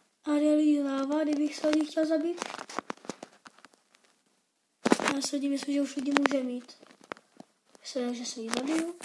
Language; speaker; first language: Czech; non-native, learner; Slovak